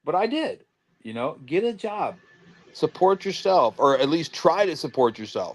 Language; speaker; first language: English; native; English